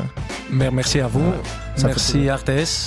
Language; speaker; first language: French; non-native, fluent; Greek